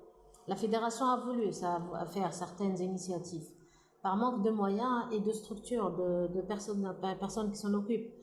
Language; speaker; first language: French; non-native, local second language; Arabic